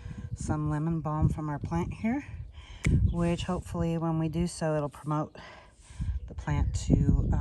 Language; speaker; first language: English; native; English